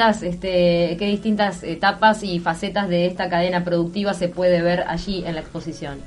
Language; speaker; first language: Spanish; native; Spanish